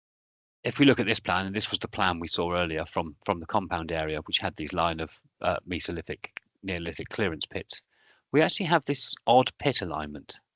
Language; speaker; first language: English; native; English